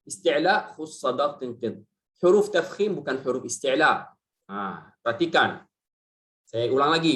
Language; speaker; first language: Indonesian; native; Indonesian